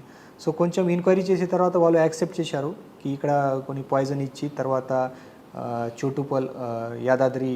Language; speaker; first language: Telugu; non-native, fluent; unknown